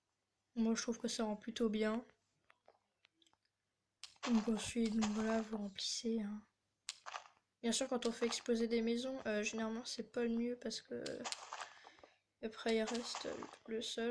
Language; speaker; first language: French; native; French